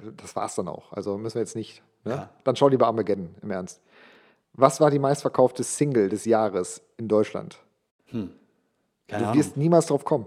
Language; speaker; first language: German; non-native, local second language; English